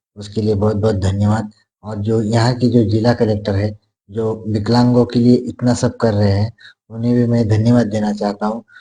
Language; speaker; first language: Hindi; non-native, local second language; Marathi